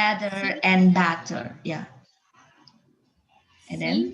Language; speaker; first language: English; non-native, learner; Indonesian